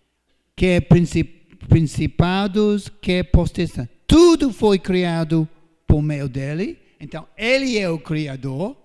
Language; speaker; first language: Portuguese; non-native, fluent; English